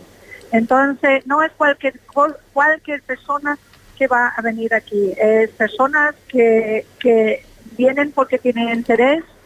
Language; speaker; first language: Spanish; non-native, fluent; English